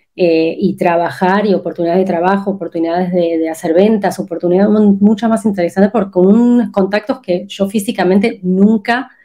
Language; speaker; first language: Spanish; native; Spanish